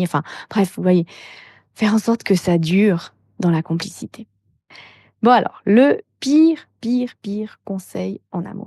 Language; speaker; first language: French; native; French